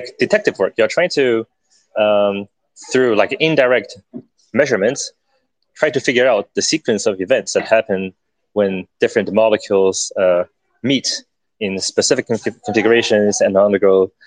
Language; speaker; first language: English; early bilingual, other home language; Chinese